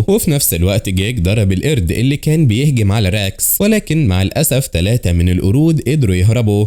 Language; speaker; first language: Arabic; native; Arabic